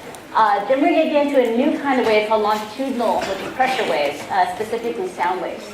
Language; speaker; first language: English; native; English